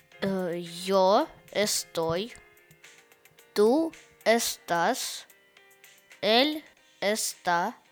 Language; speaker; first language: Spanish; non-native, learner; Russian